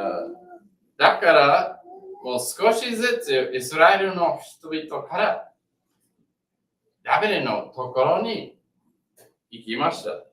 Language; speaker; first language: Japanese; non-native, learner; English